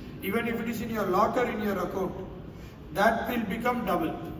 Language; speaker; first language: English; non-native, local second language; Tamil